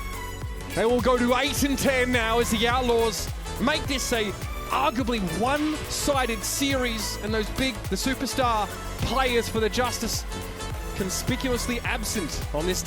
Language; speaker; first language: English; native; English